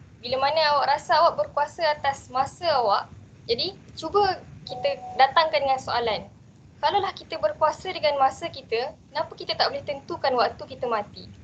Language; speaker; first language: Malay; native; Malay